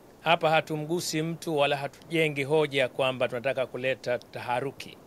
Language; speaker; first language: Swahili; native; Swahili